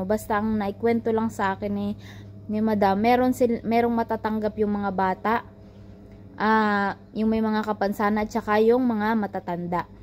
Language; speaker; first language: Filipino; native; Filipino